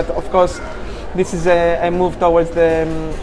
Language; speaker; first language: English; non-native, fluent; Greek